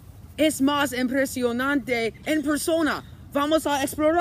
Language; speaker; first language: Spanish; non-native, learner; English